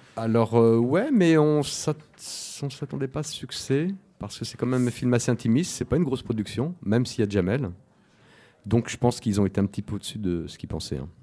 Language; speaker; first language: French; native; French